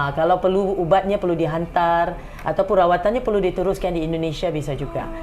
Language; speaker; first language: Malay; native; Malay